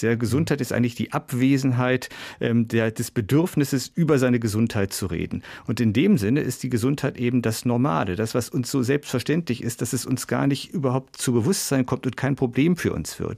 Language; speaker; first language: German; native; German